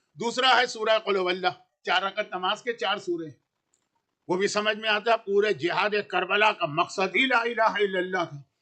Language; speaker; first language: Urdu; native; Urdu